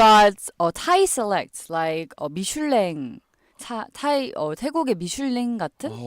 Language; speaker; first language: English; non-native, learner; Korean